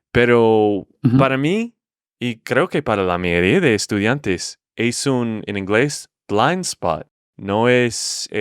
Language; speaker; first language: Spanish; non-native, fluent; English